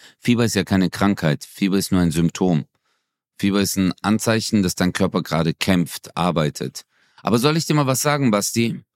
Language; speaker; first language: German; early bilingual, other home language; Turkish